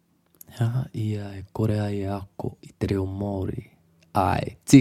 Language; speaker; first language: Māori; non-native, fluent; English